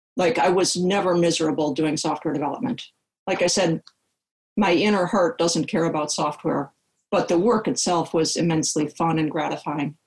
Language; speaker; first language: English; native; English